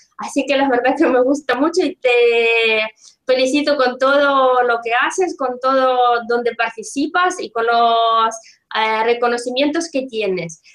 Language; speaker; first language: Spanish; non-native, fluent; Russian